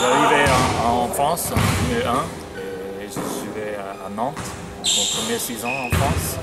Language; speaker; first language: French; non-native, fluent; English